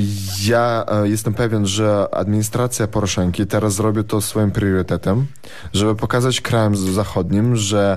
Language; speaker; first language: Polish; non-native, fluent; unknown